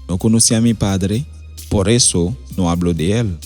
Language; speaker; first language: Spanish; non-native, fluent; Haitian Creole